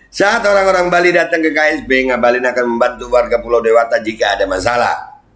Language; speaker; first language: Indonesian; native; Indonesian